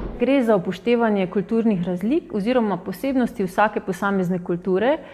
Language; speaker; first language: Slovenian; native; Slovenian